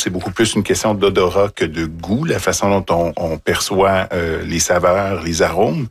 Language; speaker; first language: French; native; French